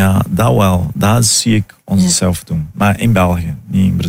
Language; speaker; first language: Dutch; non-native, fluent; Portuguese